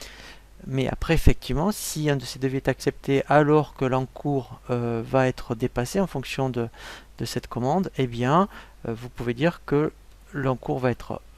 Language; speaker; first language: French; native; French